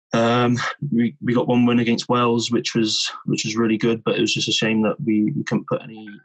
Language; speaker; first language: English; native; English